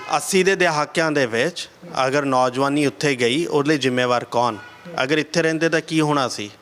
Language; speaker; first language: Punjabi; early bilingual, heritage; Punjabi